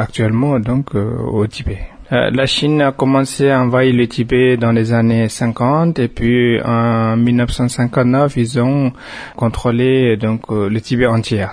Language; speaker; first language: French; non-native, fluent; Tibetan